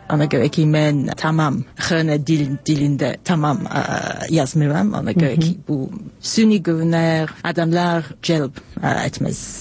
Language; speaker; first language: Azerbaijani; non-native, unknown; English